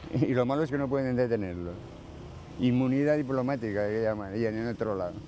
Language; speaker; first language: Spanish; native; Spanish